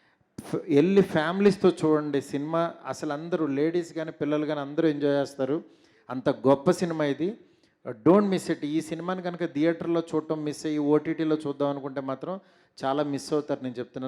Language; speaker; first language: Telugu; native; Telugu